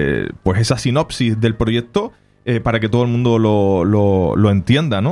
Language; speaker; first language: Spanish; native; Spanish